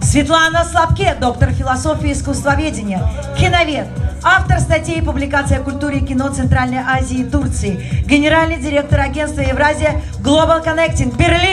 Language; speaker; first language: Russian; native; Russian